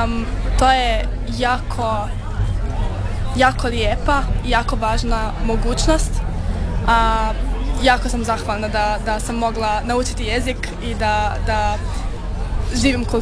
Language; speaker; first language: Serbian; early bilingual, heritage; Serbian